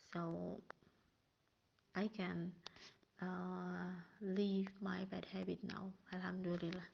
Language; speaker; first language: English; non-native, learner; Indonesian